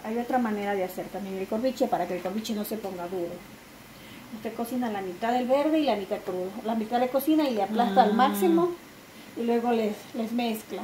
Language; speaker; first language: Spanish; native; Spanish